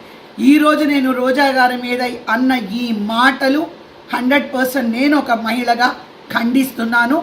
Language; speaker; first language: Telugu; native; Telugu